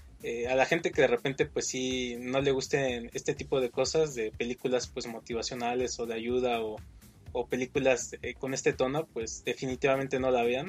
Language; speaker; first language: Spanish; native; Spanish